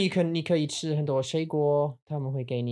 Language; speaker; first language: Chinese; non-native, learner; English